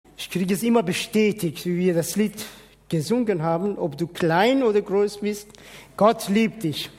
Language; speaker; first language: German; non-native, fluent; Persian